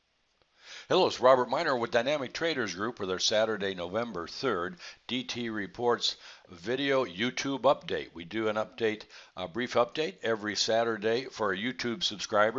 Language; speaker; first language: English; native; English